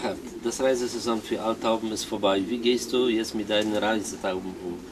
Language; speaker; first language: German; non-native, fluent; Polish